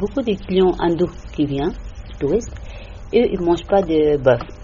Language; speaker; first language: French; non-native, learner; Tibetan